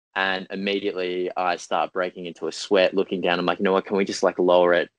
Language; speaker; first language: English; native; English